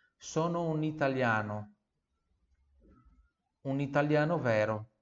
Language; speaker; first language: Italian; non-native, fluent; Portuguese